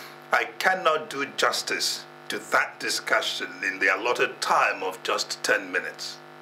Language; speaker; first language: English; non-native, local second language; Igbo